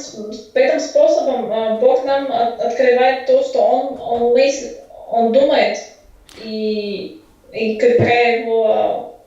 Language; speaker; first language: Russian; non-native, fluent; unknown